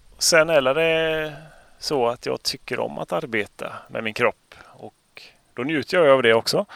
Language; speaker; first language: Swedish; native; Swedish